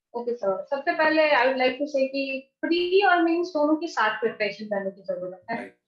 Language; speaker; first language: Hindi; native; Hindi